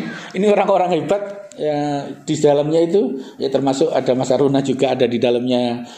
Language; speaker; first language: Indonesian; native; Indonesian